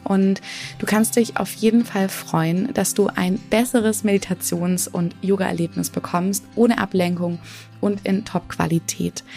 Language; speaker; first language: German; native; German